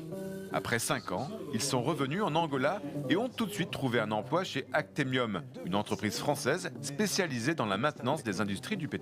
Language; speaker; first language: French; native; French